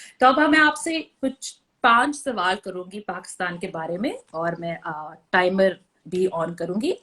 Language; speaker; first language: Urdu; native; Urdu